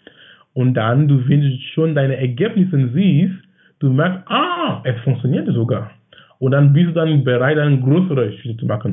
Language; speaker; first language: German; non-native, fluent; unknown